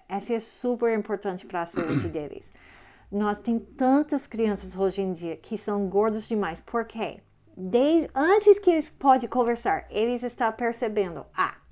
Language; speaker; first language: Portuguese; non-native, learner; English